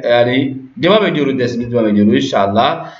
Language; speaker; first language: Turkish; non-native, learner; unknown